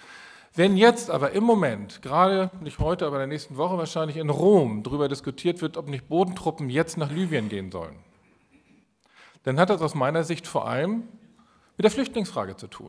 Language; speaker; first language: German; native; German